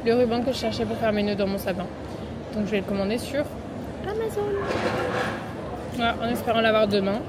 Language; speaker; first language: French; native; French